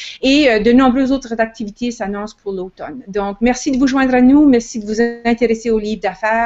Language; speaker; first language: French; native; French